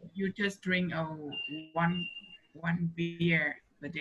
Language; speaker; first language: English; non-native, learner; Vietnamese